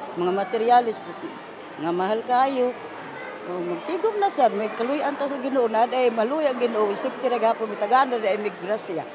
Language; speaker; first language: Cebuano; native; Cebuano